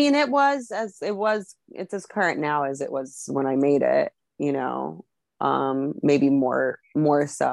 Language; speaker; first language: English; native; English